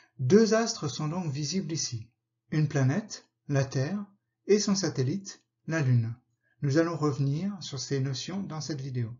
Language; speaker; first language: French; native; French